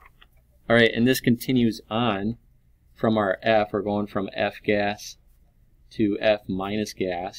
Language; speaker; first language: English; native; English